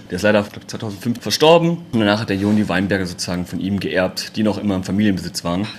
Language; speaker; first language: German; native; German